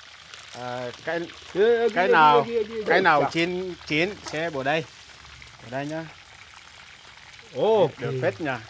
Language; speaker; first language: Vietnamese; non-native, fluent; Portuguese